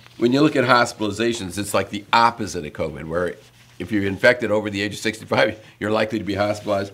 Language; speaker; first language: English; native; English